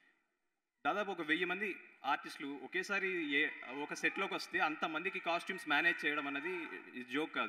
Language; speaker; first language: Telugu; native; Telugu